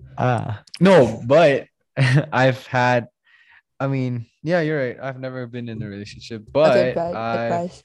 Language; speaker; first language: English; non-native, fluent; Indonesian